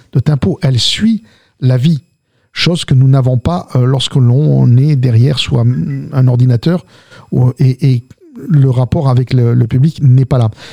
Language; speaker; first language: French; early bilingual, other home language; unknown